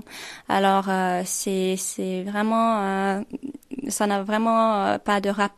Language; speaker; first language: French; non-native, fluent; Swedish